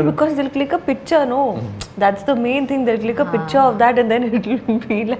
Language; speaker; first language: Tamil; non-native, local second language; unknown